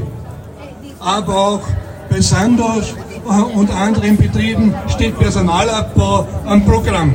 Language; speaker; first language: German; native; German